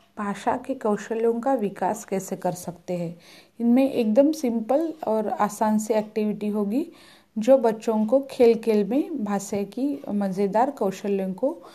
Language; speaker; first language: Hindi; non-native, local second language; Marathi